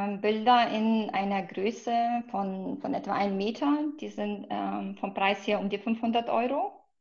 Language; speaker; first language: German; non-native, fluent; Russian